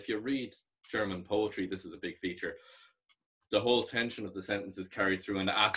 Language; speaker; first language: English; non-native, local second language; Irish